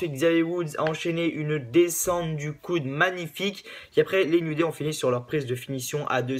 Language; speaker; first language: French; native; French